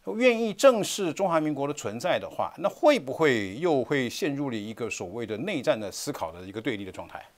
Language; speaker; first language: Chinese; native; Chinese